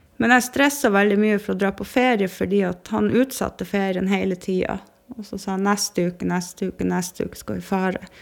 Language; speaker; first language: Norwegian; native; Norwegian